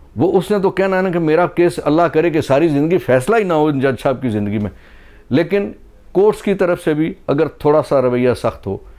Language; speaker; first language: Urdu; non-native, local second language; Pahari-Potwari